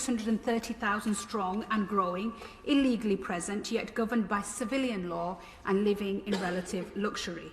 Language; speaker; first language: English; native; English